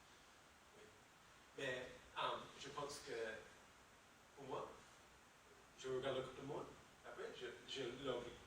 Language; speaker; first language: French; non-native, learner; English